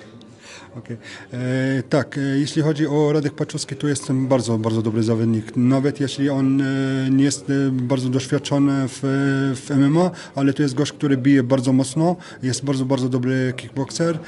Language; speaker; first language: Polish; non-native, fluent; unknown